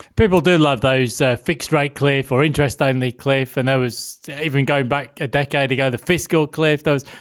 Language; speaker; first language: English; native; English